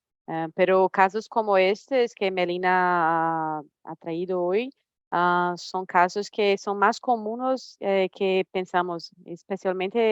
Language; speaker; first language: Spanish; non-native, fluent; Portuguese